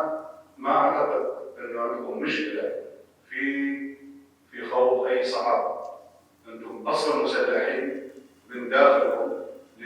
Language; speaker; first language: Arabic; native; Arabic